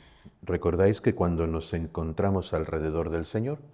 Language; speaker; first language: Spanish; native; Spanish